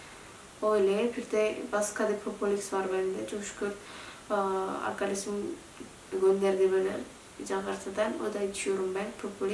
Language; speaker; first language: Turkish; non-native, learner; Indonesian